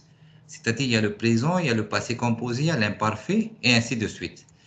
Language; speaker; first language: French; non-native, fluent; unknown